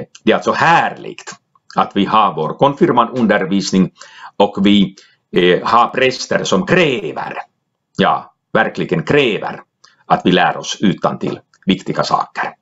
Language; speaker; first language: Swedish; non-native, local second language; Finnish